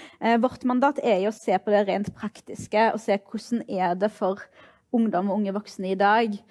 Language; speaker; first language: Norwegian; early bilingual, other home language; Arabic